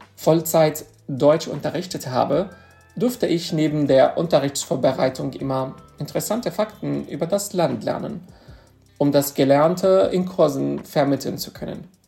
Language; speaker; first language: German; non-native, fluent; Arabic